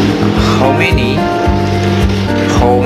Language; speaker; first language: English; non-native, learner; Indonesian